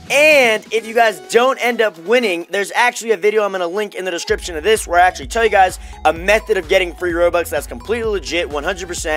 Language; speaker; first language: English; native; English